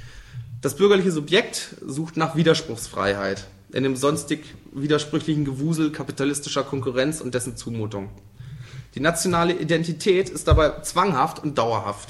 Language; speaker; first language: German; native; German